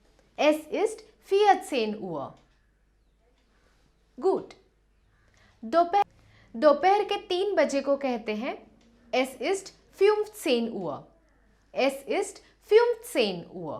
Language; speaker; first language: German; non-native, fluent; Hindi